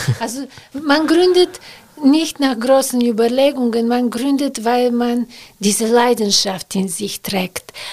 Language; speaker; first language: German; non-native, fluent; Bulgarian